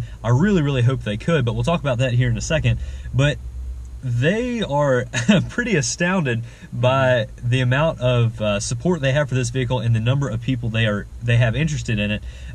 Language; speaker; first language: English; native; English